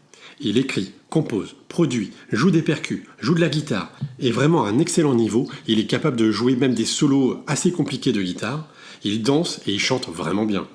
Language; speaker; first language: French; native; French